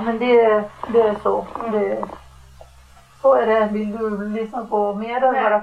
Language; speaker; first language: Swedish; non-native, learner; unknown